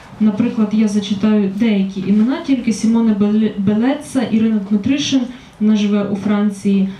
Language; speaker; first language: Ukrainian; native; Ukrainian